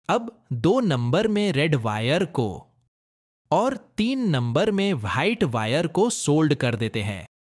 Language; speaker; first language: Hindi; native; Hindi